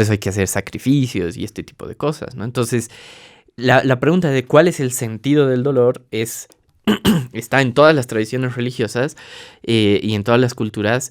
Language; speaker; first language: Spanish; native; Spanish